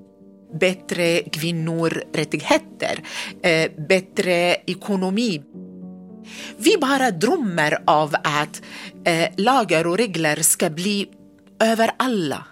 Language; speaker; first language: Swedish; non-native, learner; Arabic